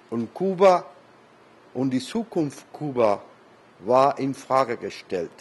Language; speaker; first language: German; non-native, learner; Spanish